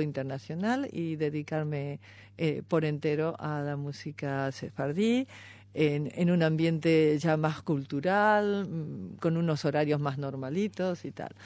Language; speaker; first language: Spanish; native; Spanish